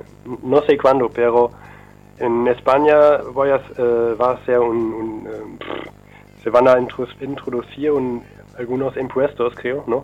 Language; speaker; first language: Spanish; non-native, learner; German